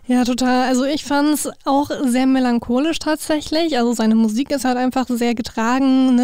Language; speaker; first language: German; native; German